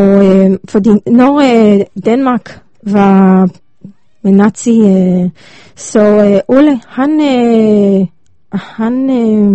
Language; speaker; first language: Danish; non-native, learner; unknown